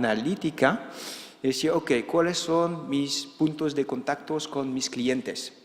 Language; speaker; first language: Spanish; non-native, fluent; Dutch